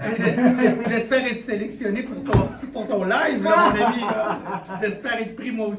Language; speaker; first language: French; native; French